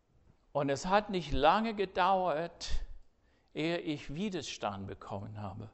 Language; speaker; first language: German; non-native, fluent; English